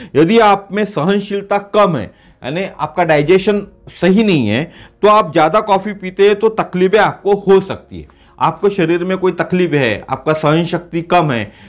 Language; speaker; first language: Hindi; non-native, local second language; Marathi